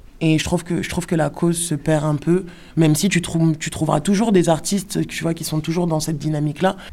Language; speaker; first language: French; native; French